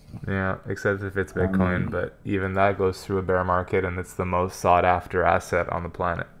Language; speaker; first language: English; native; English